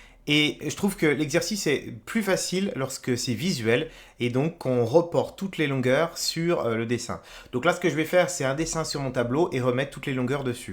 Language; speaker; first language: French; native; French